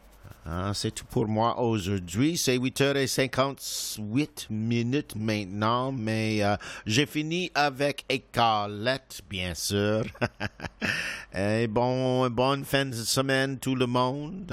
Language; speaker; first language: French; non-native, local second language; English